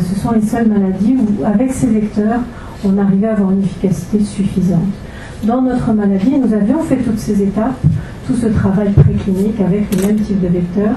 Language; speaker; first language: French; native; French